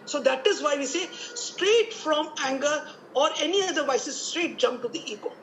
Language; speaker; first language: English; non-native, local second language; Punjabi